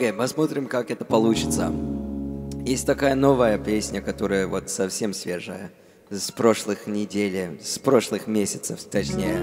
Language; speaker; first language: Russian; non-native, fluent; English